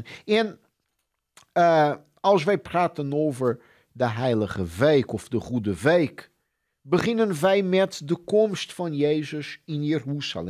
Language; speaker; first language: Dutch; non-native, fluent; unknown